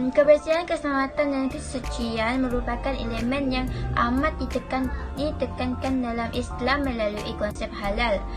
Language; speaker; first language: Malay; native; Malay